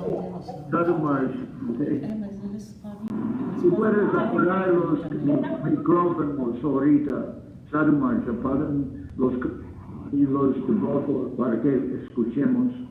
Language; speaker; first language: Spanish; non-native, fluent; English